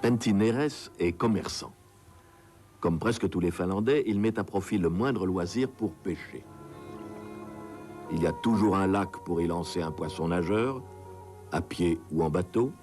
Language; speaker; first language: French; native; French